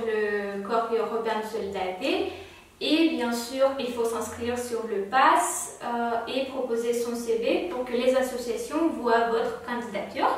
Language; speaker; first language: French; non-native, fluent; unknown